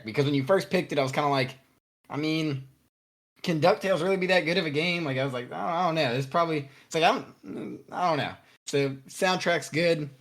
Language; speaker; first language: English; native; English